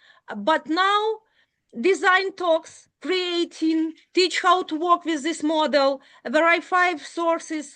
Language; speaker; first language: English; non-native, learner; Ukrainian